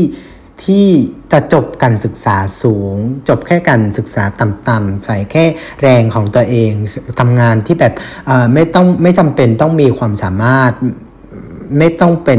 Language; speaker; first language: Thai; non-native, fluent; Vietnamese